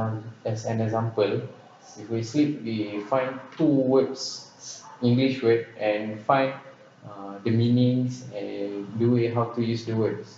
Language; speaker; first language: English; non-native, local second language; Malay